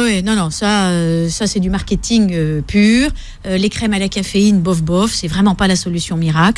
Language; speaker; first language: French; native; French